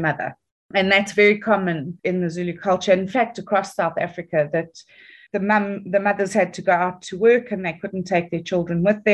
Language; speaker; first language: English; native; English